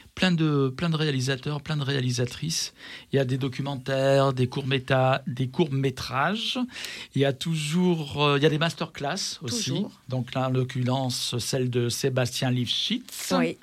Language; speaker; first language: French; native; French